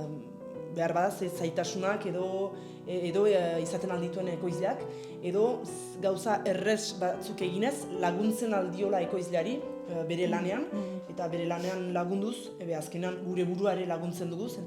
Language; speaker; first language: Basque; native; Basque